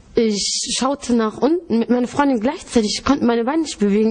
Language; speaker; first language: German; early bilingual, other home language; Greek